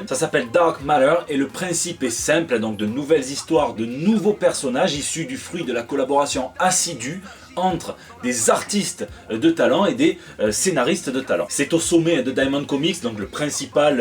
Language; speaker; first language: French; native; French